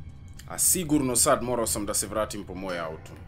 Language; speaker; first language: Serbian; early bilingual, heritage; English